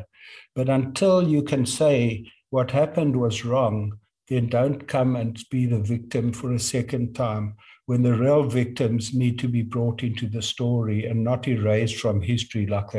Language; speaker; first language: English; native; English